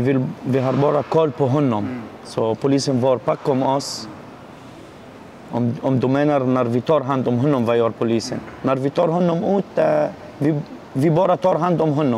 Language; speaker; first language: Swedish; non-native, learner; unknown